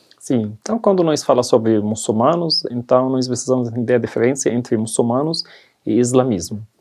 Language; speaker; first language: Portuguese; non-native, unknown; Arabic